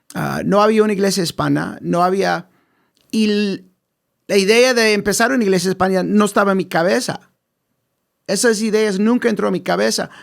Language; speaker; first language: Spanish; early bilingual, heritage; English